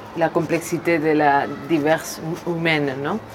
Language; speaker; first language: French; non-native, learner; Spanish